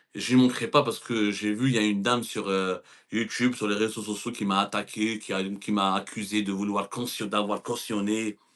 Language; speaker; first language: French; non-native, local second language; Arabic